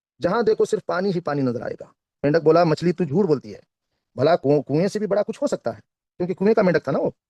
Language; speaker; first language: Hindi; non-native, local second language; Kannada